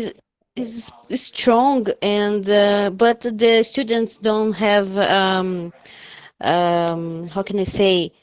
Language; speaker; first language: English; non-native, fluent; Portuguese